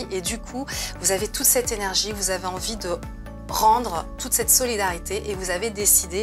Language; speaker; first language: French; native; French